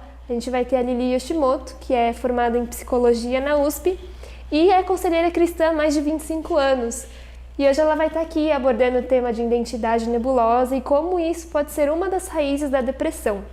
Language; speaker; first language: Portuguese; native; Portuguese